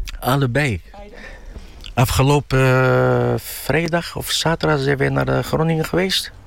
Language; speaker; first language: Dutch; non-native, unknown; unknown